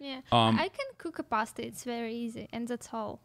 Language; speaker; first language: English; non-native, learner; Russian